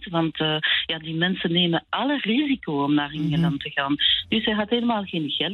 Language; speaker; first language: Dutch; non-native, local second language; French